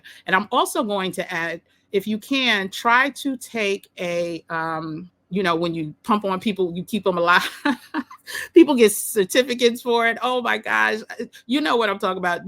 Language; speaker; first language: English; native; English